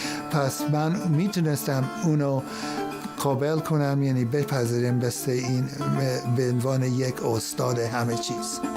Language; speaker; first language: Persian; non-native, fluent; English